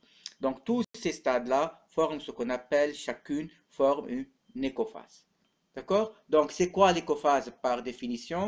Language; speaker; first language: French; non-native, local second language; Arabic